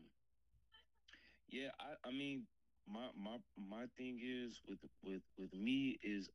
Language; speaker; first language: English; native; English